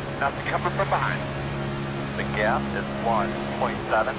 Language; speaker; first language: English; native; English